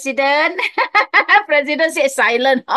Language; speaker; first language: English; non-native, local second language; Chinese